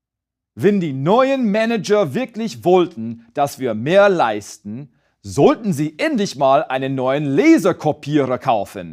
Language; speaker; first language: German; non-native, fluent; English